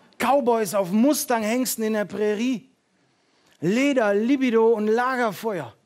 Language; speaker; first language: German; early bilingual, heritage; Dutch